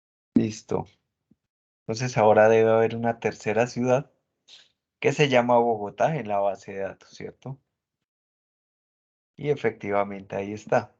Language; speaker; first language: Spanish; native; Spanish